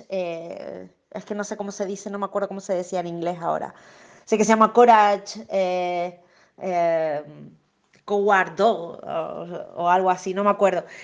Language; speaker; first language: Spanish; native; Spanish